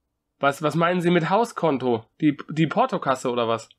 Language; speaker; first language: German; native; German